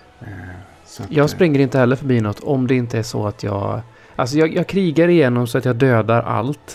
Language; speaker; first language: Swedish; native; Swedish